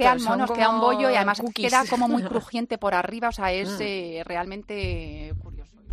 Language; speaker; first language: Spanish; native; Spanish